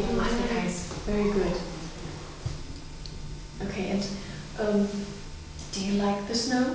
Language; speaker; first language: English; non-native, fluent; German